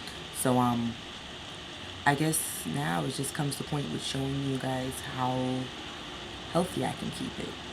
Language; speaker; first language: English; native; English